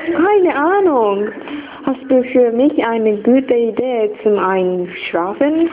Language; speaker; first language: German; non-native, learner; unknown